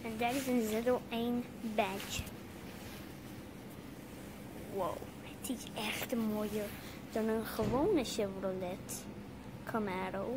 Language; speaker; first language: Dutch; non-native, learner; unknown